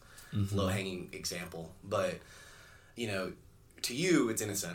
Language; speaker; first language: English; native; English